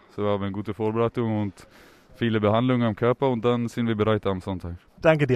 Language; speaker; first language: German; non-native, learner; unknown